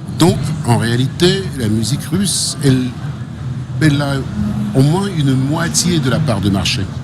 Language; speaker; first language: French; non-native, fluent; Russian